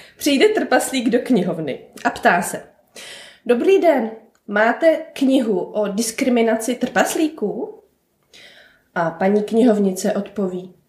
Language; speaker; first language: Czech; native; Czech